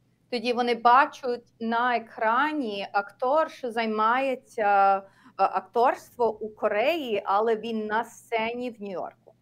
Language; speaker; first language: Ukrainian; early bilingual, heritage; Ukrainian